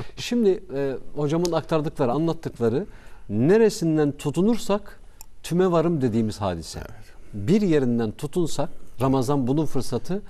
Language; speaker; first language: Turkish; native; Turkish